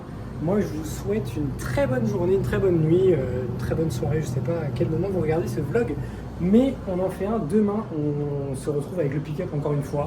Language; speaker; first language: French; native; French